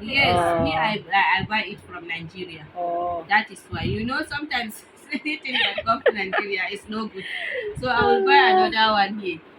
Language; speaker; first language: English; non-native, local second language; Hausa